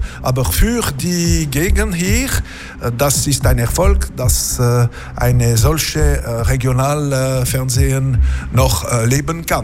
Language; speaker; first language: German; non-native, local second language; French